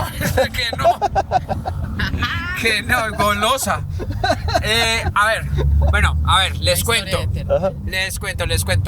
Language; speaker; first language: Spanish; native; Spanish